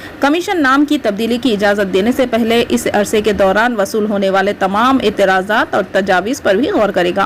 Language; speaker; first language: Urdu; native; Urdu